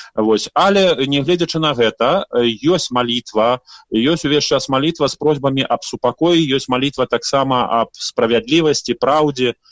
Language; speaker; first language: Belarusian; native; Belarusian